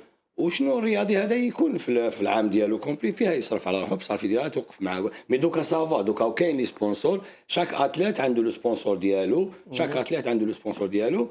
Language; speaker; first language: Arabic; native; Arabic